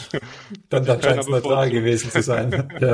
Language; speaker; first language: German; native; German